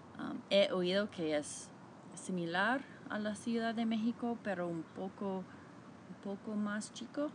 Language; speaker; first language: Spanish; non-native, learner; English